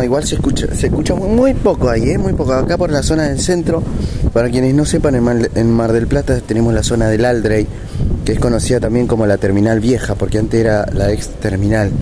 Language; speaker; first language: Spanish; native; Spanish